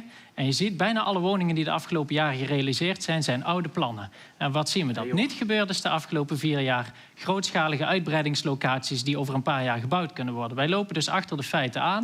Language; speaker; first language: Dutch; native; Dutch